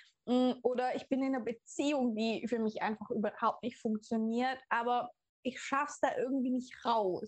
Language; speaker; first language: German; native; German